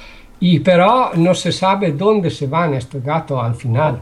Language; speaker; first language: Spanish; non-native, learner; Italian